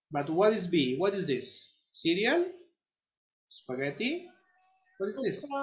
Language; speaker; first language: English; non-native, fluent; Spanish